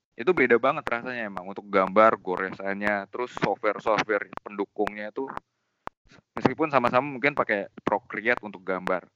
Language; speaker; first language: Indonesian; native; Indonesian